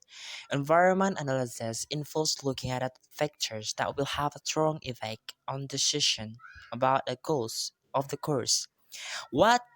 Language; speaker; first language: English; non-native, learner; Indonesian